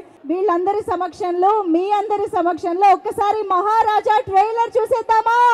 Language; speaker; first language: Telugu; native; Telugu